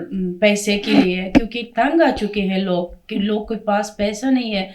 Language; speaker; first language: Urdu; non-native, fluent; Persian